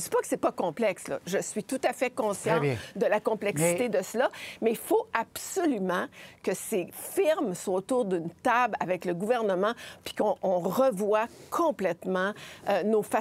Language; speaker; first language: French; native; French